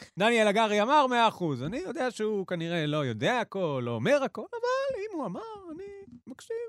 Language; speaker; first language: Hebrew; native; Hebrew